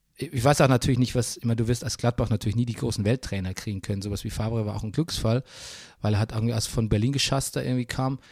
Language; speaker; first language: German; native; German